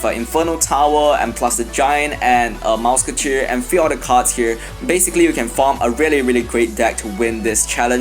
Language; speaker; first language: English; non-native, fluent; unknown